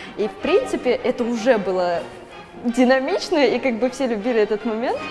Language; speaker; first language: Russian; native; Russian